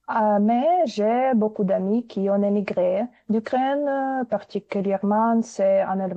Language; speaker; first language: French; non-native, fluent; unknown